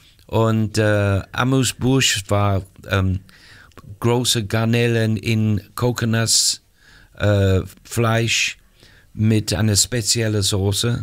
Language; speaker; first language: German; non-native, fluent; English